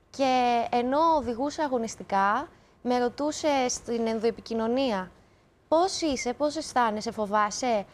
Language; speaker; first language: Greek; early bilingual, other home language; Romanian